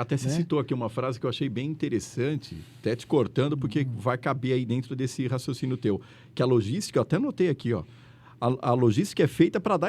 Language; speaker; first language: Portuguese; native; Portuguese